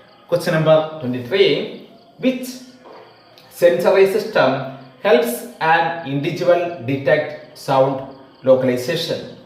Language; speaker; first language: English; non-native, local second language; Tamil